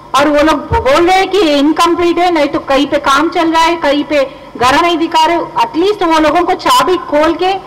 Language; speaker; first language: Hindi; non-native, local second language; Telugu